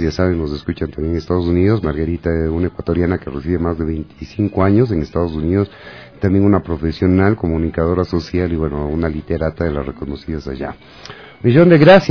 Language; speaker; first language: Spanish; native; Spanish